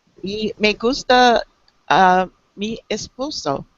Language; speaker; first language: Spanish; non-native, learner; English